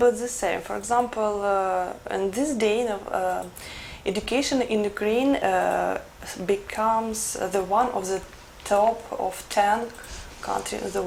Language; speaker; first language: English; non-native, learner; Ukrainian